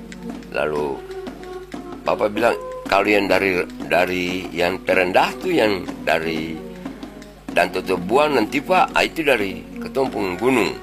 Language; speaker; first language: Indonesian; non-native, local second language; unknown